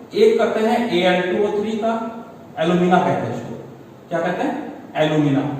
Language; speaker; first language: Hindi; native; Hindi